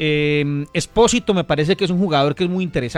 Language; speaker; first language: Spanish; native; Spanish